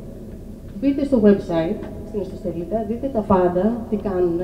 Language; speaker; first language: Greek; early bilingual, heritage; Greek